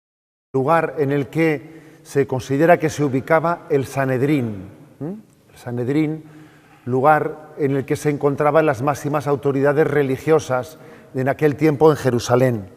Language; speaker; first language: Spanish; native; Spanish